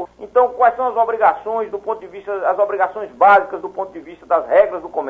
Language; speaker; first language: Portuguese; native; Portuguese